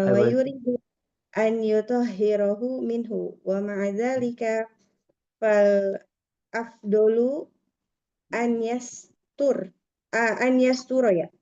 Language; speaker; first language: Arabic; non-native, learner; Indonesian